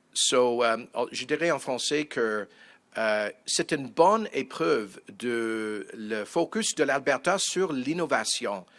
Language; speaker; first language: French; non-native, fluent; English